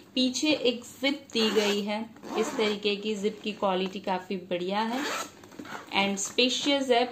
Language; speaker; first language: Hindi; non-native, local second language; Bangla